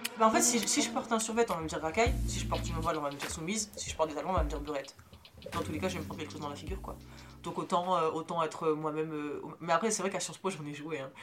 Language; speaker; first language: French; early bilingual, other home language; Arabic